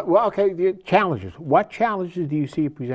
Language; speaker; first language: English; native; English